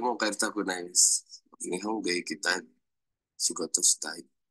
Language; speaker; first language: Japanese; non-native, learner; Indonesian